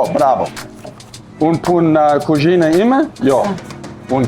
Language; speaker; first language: Albanian; non-native, learner; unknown